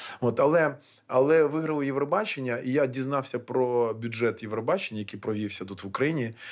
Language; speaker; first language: Ukrainian; non-native, local second language; Russian